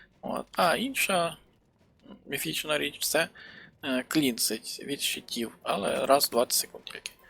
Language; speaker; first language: Ukrainian; native; Ukrainian